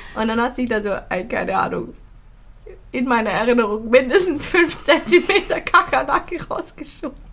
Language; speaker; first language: German; early bilingual, other home language; Filipino